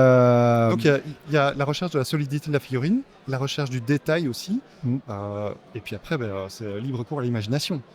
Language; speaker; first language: French; native; French